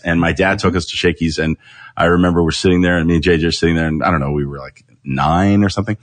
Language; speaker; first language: English; native; English